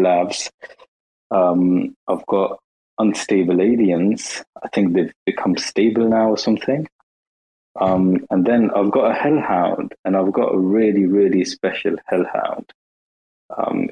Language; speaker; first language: English; native; English